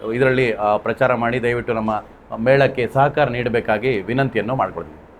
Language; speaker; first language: Kannada; native; Kannada